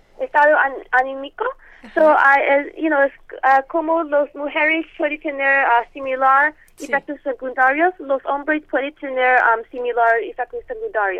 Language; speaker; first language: Spanish; non-native, learner; English